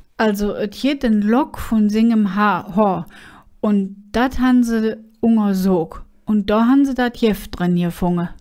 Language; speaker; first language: German; native; German